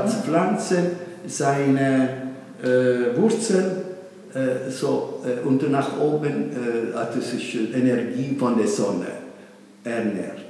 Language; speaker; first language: German; non-native, learner; Italian